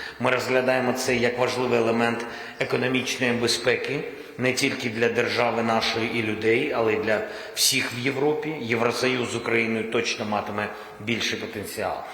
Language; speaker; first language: Ukrainian; non-native, local second language; Russian